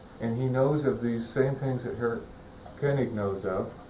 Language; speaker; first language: English; native; English